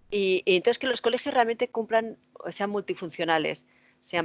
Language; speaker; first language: Spanish; native; Spanish